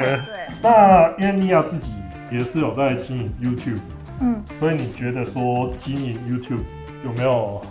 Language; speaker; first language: Chinese; native; Chinese